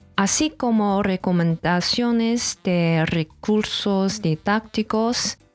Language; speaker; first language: Spanish; non-native, learner; Chinese